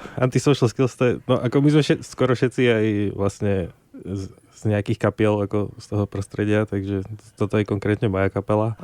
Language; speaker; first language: Slovak; native; Slovak